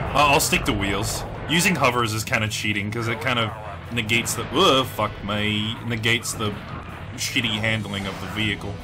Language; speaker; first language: English; native; English